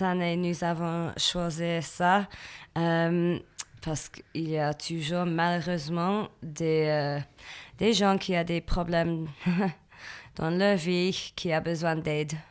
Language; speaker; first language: French; non-native, learner; English